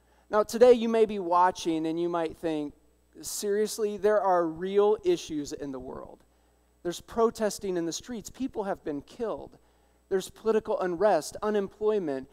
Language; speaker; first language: English; native; English